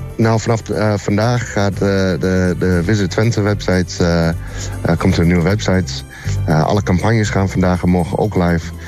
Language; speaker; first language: Dutch; non-native, fluent; English